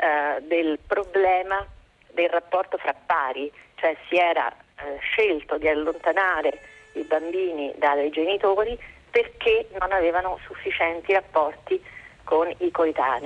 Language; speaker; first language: Italian; native; Italian